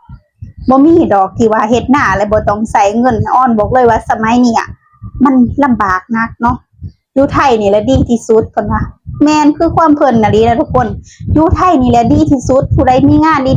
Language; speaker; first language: Thai; non-native, local second language; Lao